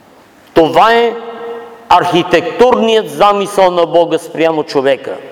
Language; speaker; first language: Bulgarian; native; Bulgarian